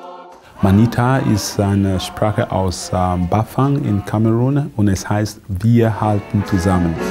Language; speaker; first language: German; non-native, fluent; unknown